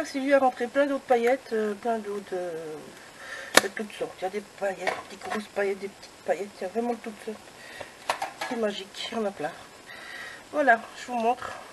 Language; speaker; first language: French; native; French